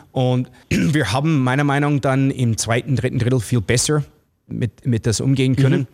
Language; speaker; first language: German; non-native, fluent; English